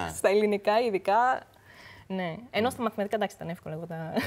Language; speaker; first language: Greek; early bilingual, other home language; Korean